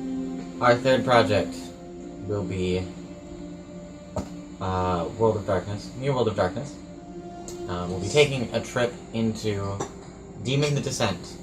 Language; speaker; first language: English; native; English